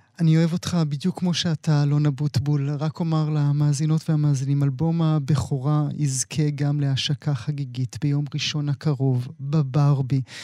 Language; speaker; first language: Hebrew; native; Hebrew